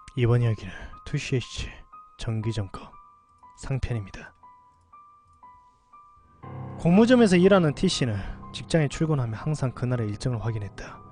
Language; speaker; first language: Korean; native; Korean